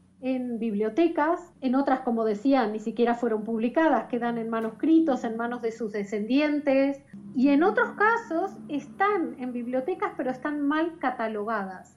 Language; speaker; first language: Spanish; native; Spanish